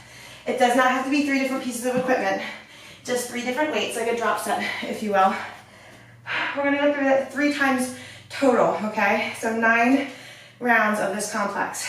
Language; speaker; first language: English; native; English